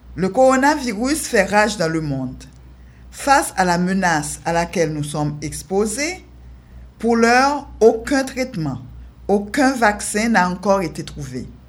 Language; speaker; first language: French; non-native, local second language; Haitian Creole